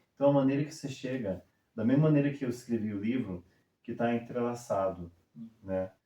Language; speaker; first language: Portuguese; early bilingual, other home language; English